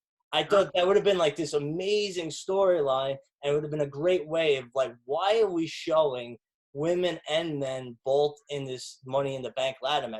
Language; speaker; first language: English; native; English